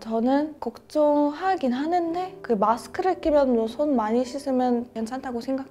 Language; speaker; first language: Korean; non-native, fluent; Russian